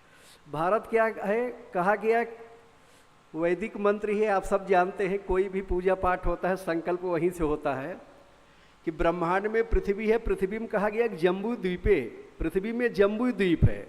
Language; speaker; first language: Hindi; native; Hindi